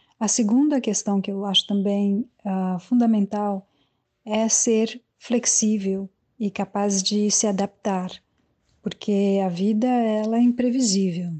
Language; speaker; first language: Portuguese; native; Portuguese